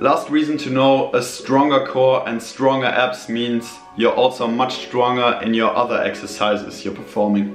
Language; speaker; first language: English; non-native, fluent; German